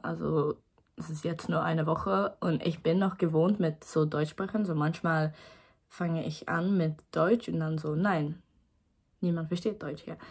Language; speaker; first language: German; non-native, learner; Swedish